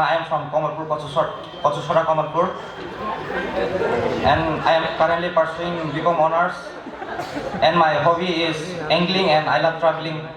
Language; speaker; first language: English; non-native, local second language; Kok Borok